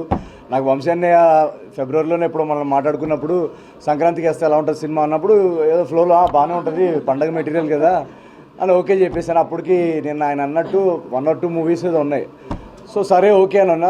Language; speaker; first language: Telugu; native; Telugu